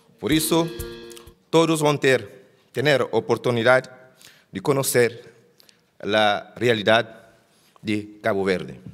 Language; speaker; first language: Portuguese; non-native, local second language; Kabuverdianu